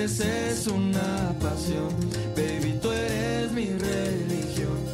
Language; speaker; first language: Spanish; early bilingual, heritage; Spanish